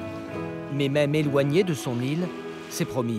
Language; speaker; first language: French; native; French